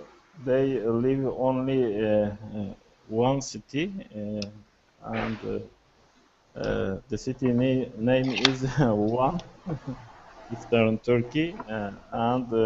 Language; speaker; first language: English; non-native, learner; Turkish